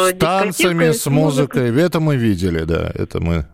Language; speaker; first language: Russian; native; Russian